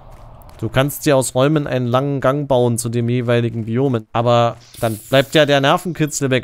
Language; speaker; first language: German; native; German